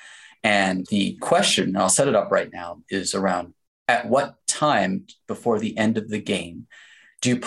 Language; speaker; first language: English; native; English